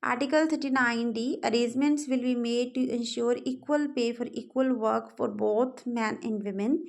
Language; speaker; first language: English; non-native, local second language; Punjabi